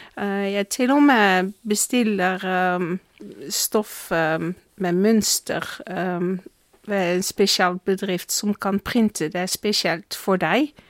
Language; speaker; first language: Norwegian; non-native, fluent; Dutch